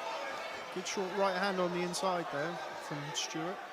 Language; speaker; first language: English; native; English